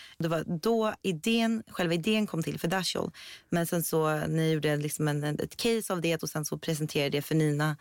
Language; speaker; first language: Swedish; early bilingual, other home language; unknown